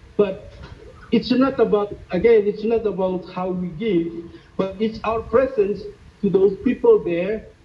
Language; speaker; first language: English; non-native, fluent; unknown